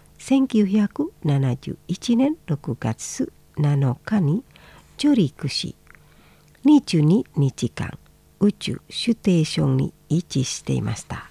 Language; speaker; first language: Japanese; non-native, fluent; Indonesian